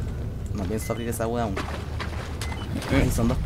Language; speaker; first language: Spanish; native; Spanish